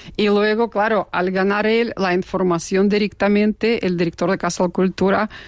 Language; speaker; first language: Spanish; non-native, fluent; Russian